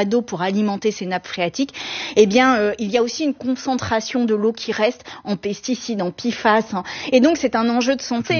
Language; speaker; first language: French; native; French